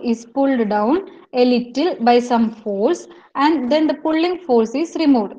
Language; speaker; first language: English; non-native, local second language; Malayalam